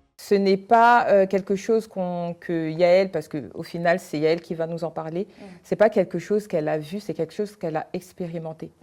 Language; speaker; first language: French; native; French